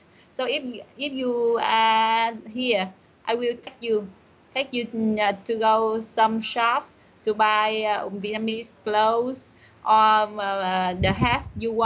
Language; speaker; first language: English; non-native, learner; Vietnamese